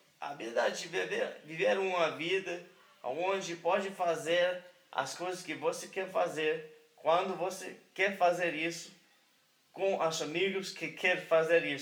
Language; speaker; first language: Portuguese; non-native, learner; English